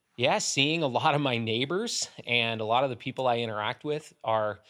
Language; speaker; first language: English; native; English